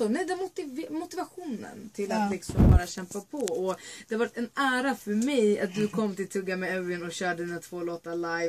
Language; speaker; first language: Swedish; native; Swedish